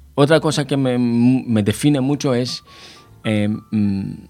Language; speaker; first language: Spanish; non-native, fluent; Hebrew